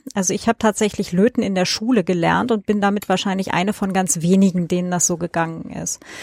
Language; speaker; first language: German; native; German